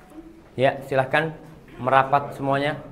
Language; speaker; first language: Indonesian; native; Indonesian